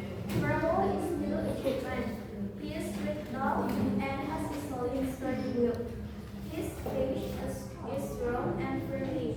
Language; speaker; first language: English; non-native, learner; Indonesian